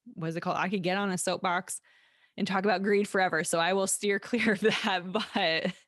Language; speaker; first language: English; native; English